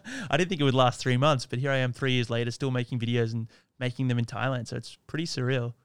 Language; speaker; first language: English; native; English